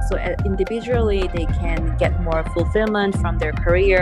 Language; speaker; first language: English; non-native, fluent; Korean